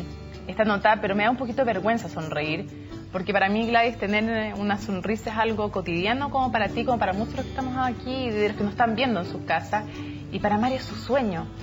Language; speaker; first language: Spanish; native; Spanish